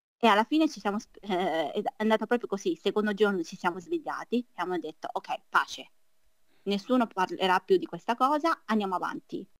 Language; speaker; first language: Italian; early bilingual, other home language; Chinese